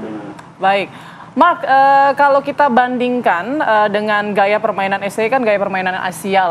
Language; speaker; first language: Indonesian; native; Indonesian